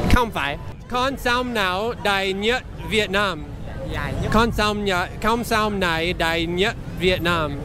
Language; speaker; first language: Vietnamese; non-native, learner; English